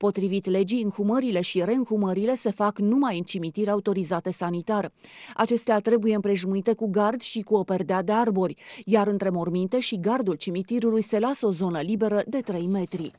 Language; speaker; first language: Romanian; native; Romanian